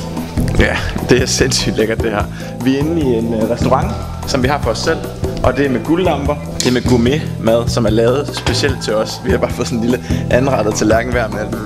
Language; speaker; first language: Danish; native; Danish